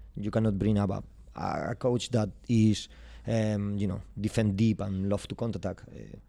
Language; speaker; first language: English; non-native, fluent; Spanish